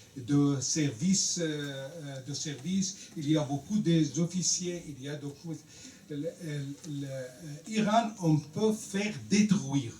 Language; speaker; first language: French; non-native, learner; Arabic